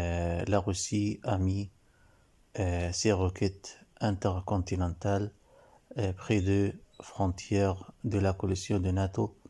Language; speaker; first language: French; non-native, learner; Arabic